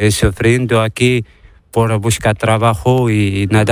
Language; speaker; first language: Spanish; non-native, learner; Arabic